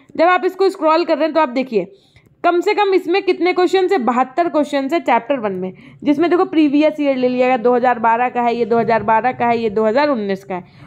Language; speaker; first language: Hindi; native; Hindi